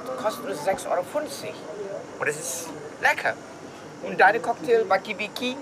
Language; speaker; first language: German; non-native, fluent; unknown